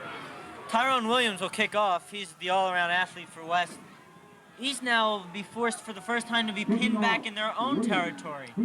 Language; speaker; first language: English; native; English